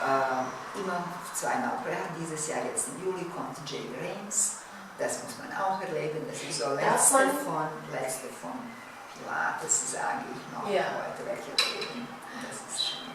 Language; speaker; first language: German; non-native, fluent; Bosnian